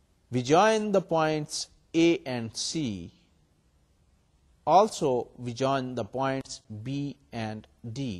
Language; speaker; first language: English; non-native, local second language; Urdu